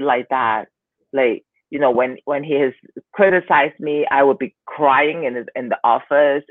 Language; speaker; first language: English; non-native, local second language; Cantonese